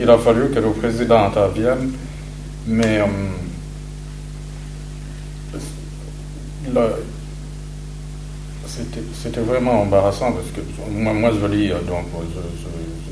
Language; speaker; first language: French; non-native, local second language; Kinyarwanda